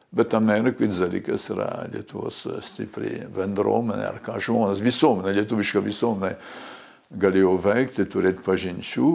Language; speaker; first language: Lithuanian; early bilingual, heritage; Lithuanian